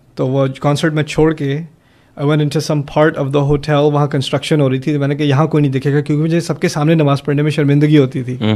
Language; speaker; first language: Urdu; early bilingual, heritage; German